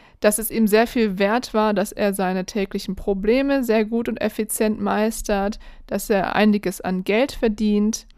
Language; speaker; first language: German; native; German